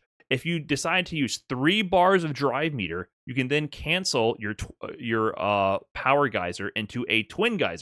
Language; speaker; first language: English; native; English